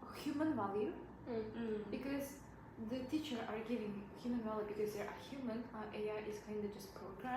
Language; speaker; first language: English; non-native, learner; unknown